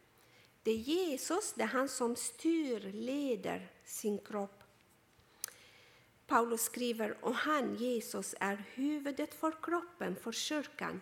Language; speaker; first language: Swedish; non-native, fluent; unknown